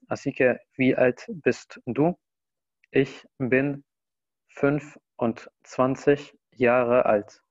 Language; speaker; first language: German; non-native, fluent; Spanish